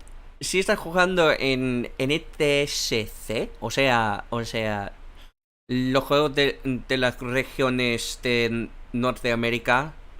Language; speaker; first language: Spanish; non-native, fluent; English